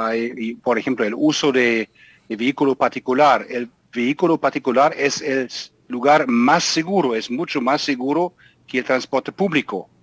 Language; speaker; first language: Spanish; non-native, fluent; German